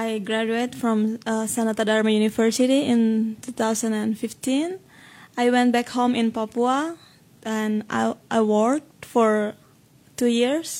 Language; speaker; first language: English; non-native, fluent; Indonesian